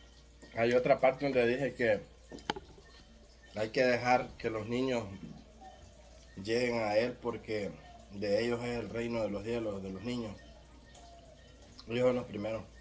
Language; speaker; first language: Spanish; native; Spanish